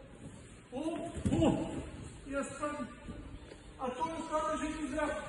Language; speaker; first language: Bulgarian; non-native, learner; Russian